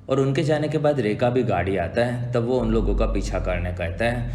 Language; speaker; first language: Hindi; native; Hindi